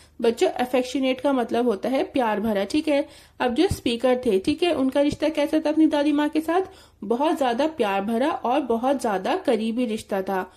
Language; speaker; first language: Hindi; native; Hindi